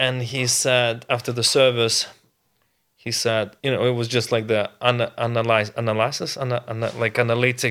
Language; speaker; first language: English; non-native, fluent; Ukrainian